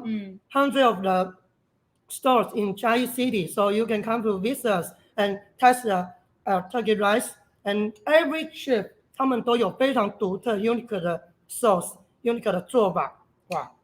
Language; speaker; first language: English; non-native, learner; Chinese